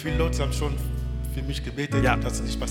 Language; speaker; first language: German; non-native, learner; French